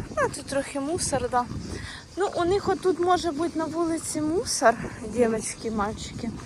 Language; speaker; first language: Ukrainian; native; Ukrainian